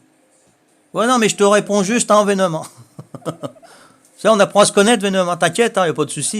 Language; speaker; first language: French; native; French